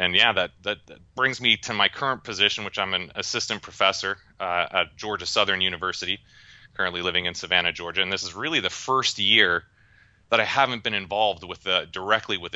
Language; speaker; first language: English; native; English